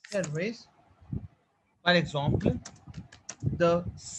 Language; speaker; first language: French; non-native, fluent; Hindi